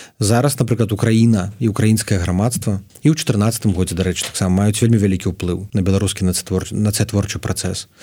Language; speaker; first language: Belarusian; native; Belarusian